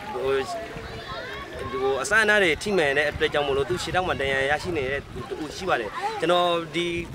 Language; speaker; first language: Burmese; native; Burmese